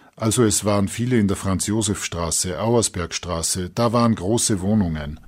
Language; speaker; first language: German; native; German